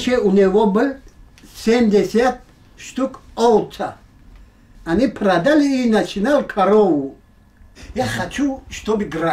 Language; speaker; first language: Russian; non-native, learner; Tajik